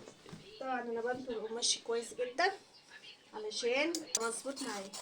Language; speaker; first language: Arabic; native; Arabic